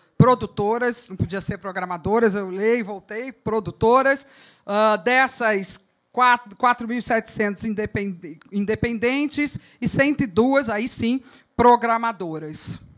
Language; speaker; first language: Portuguese; native; Portuguese